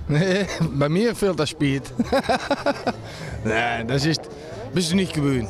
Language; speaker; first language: German; non-native, learner; Dutch